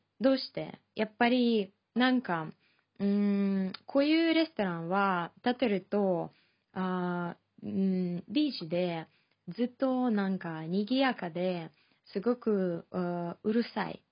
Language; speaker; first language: Japanese; non-native, fluent; Chinese